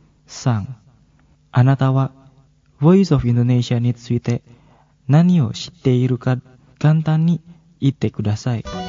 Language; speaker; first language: Japanese; non-native, fluent; Indonesian